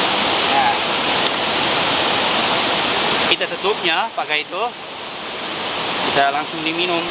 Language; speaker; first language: Indonesian; non-native, learner; English